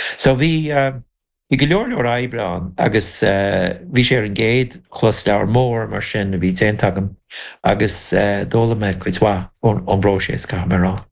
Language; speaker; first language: Irish; non-native, local second language; English